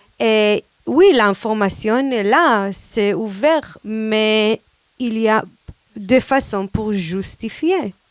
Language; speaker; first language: French; non-native, fluent; Hebrew